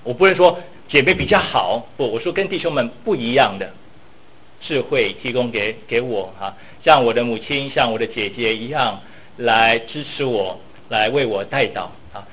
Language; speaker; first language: Chinese; native; Chinese